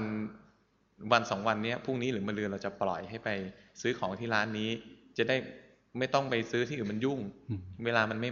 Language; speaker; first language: Thai; native; Thai